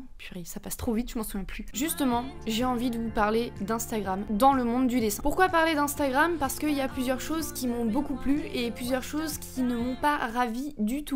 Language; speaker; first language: French; native; French